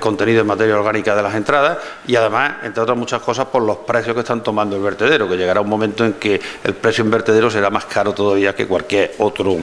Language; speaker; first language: Spanish; native; Spanish